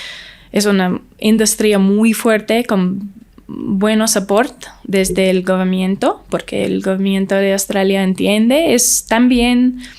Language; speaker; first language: Spanish; non-native, learner; English